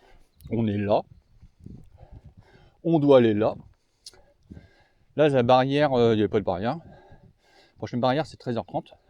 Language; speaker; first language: French; native; French